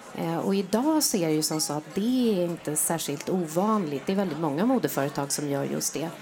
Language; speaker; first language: Swedish; native; Swedish